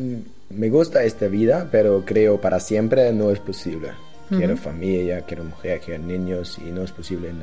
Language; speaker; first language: Spanish; non-native, learner; German